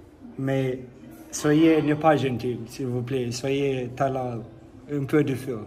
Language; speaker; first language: French; non-native, learner; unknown